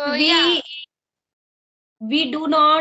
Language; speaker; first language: English; non-native, learner; Hindi